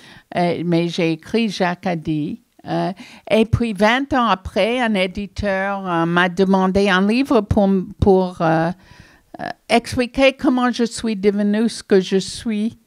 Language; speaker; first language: French; non-native, fluent; English